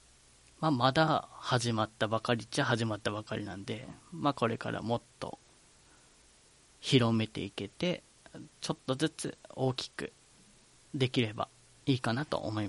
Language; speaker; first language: Japanese; native; Japanese